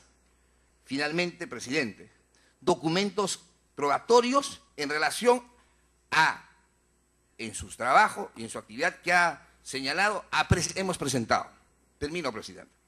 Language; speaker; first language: Spanish; native; Spanish